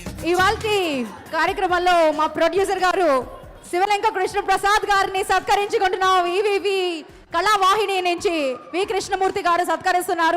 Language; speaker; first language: Telugu; native; Telugu